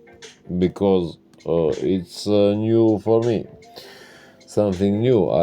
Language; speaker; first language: English; non-native, learner; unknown